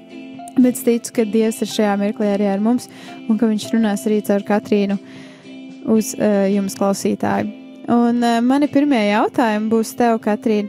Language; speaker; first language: Latvian; native; Latvian